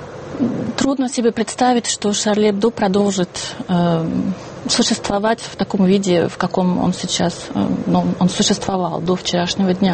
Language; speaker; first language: Russian; non-native, fluent; French